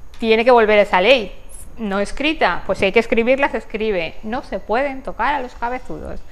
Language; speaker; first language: Spanish; native; Spanish